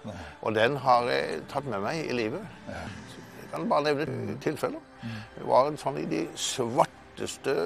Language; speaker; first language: Norwegian; native; Norwegian